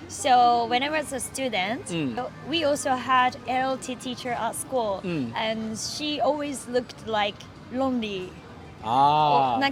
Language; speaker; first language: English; non-native, learner; Japanese